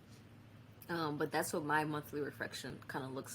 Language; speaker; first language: English; native; English